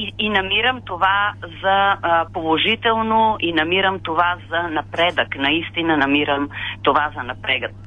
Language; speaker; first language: Bulgarian; native; Bulgarian